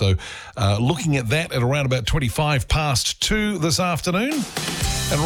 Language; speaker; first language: English; native; English